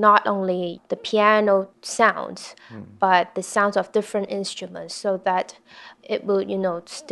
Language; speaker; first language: English; non-native, local second language; Cantonese